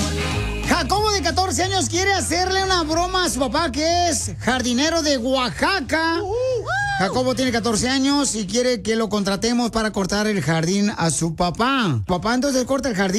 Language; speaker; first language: Spanish; native; Spanish